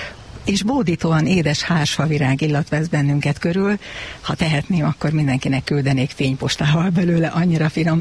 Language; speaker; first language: Hungarian; native; Hungarian